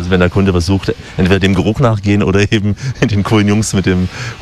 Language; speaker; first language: German; native; German